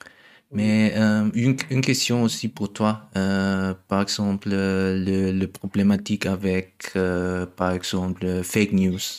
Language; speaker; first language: French; non-native, learner; German